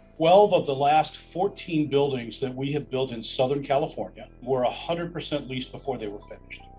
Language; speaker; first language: English; native; English